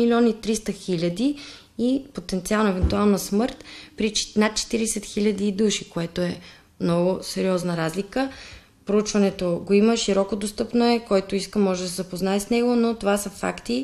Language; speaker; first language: Bulgarian; native; Bulgarian